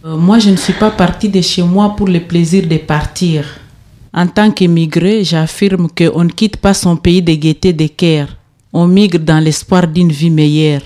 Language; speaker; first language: French; non-native, fluent; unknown